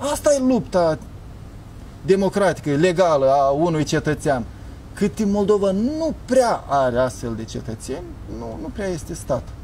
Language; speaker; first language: Romanian; native; Romanian